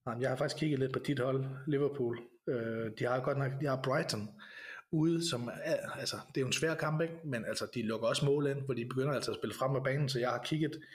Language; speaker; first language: Danish; native; Danish